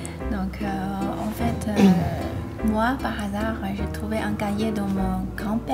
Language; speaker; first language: French; non-native, fluent; Chinese